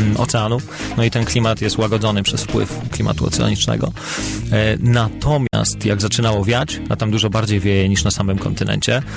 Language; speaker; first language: Polish; native; Polish